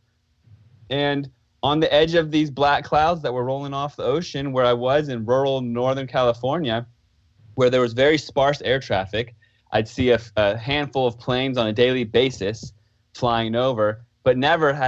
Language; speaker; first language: English; native; English